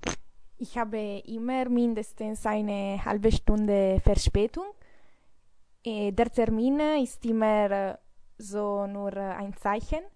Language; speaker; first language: German; non-native, learner; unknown